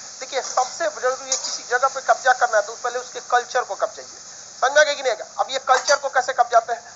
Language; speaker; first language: Hindi; native; Hindi